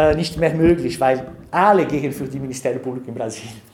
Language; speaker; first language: German; non-native, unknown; Portuguese